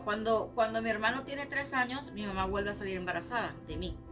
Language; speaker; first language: Spanish; native; Spanish